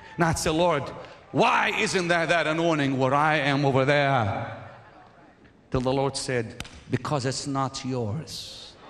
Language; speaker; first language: English; non-native, fluent; Arabic